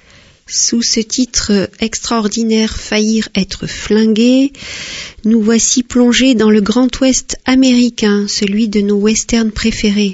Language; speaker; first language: French; native; French